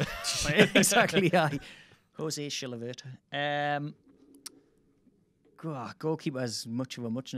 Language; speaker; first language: English; native; English